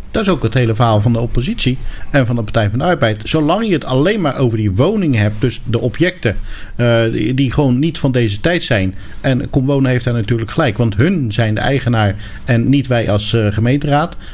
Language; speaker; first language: Dutch; native; Dutch